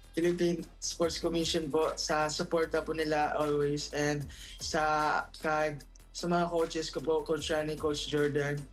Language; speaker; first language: Filipino; non-native, local second language; Cebuano